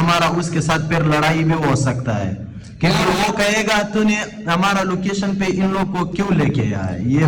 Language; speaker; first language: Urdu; non-native, local second language; Pashto